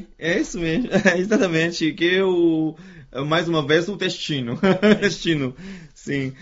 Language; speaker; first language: Portuguese; non-native, fluent; Chinese